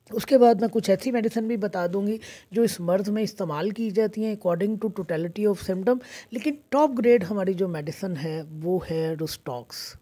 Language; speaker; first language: Urdu; native; Urdu